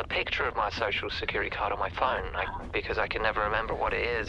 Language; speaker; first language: English; native; English